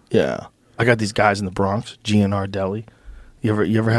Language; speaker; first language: English; native; English